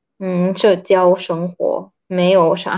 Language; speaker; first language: Chinese; early bilingual, heritage; Chinese